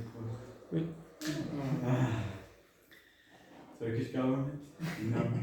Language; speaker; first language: English; non-native, learner; Turkish